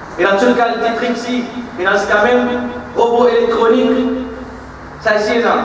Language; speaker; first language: French; non-native, local second language; Morisyen